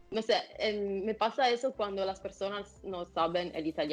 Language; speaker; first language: Spanish; non-native, fluent; Italian